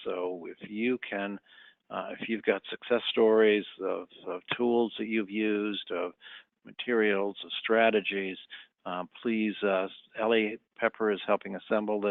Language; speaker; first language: English; native; English